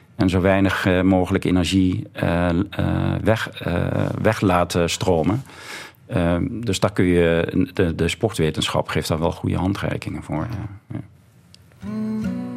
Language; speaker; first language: Dutch; native; Dutch